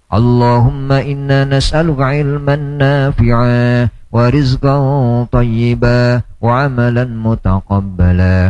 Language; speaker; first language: Arabic; non-native, fluent; Indonesian